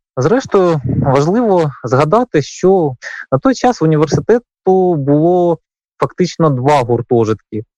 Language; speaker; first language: Ukrainian; native; Ukrainian